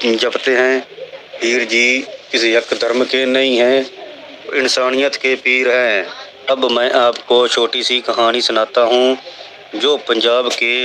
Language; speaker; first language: Hindi; non-native, local second language; Punjabi